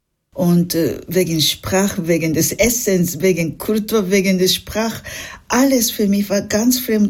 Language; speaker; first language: German; non-native, fluent; Japanese